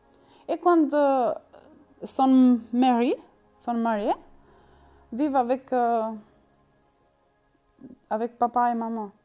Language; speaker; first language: French; non-native, learner; Albanian